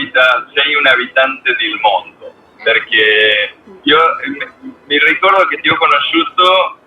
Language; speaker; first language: Italian; non-native, learner; Spanish